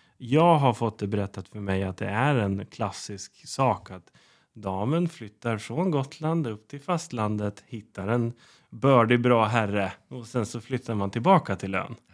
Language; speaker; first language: Swedish; native; Swedish